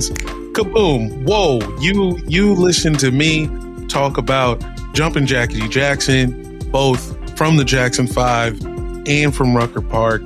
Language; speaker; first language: English; native; English